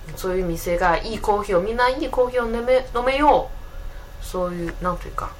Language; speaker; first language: Japanese; non-native, fluent; Chinese